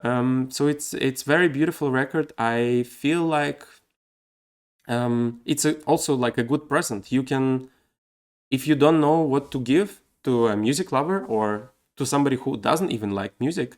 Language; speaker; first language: English; non-native, fluent; Russian